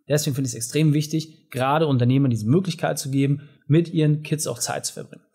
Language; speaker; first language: German; native; German